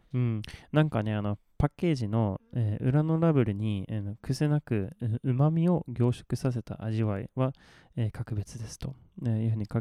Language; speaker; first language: Japanese; non-native, fluent; Swedish